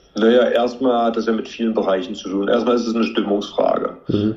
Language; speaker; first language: German; native; German